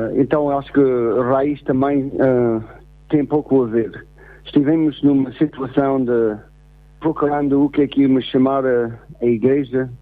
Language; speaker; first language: Portuguese; non-native, fluent; English